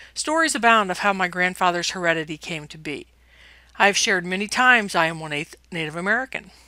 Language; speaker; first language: English; native; English